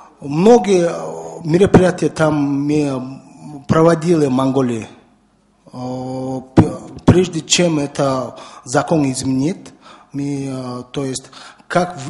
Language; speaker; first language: Russian; non-native, learner; Mongolian